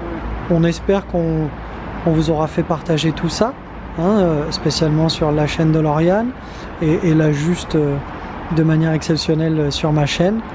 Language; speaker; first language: French; native; French